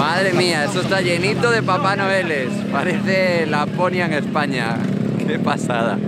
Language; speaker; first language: Spanish; native; Spanish